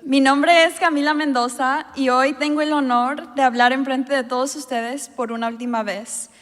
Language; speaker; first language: Spanish; early bilingual, heritage; Spanish